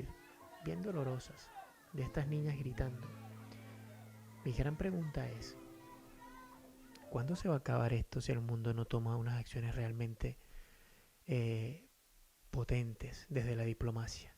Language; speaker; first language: Spanish; native; Spanish